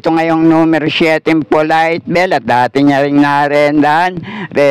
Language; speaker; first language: Filipino; native; Filipino